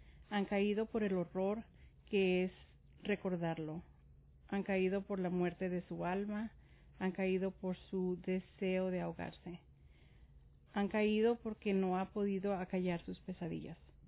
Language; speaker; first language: Spanish; native; Spanish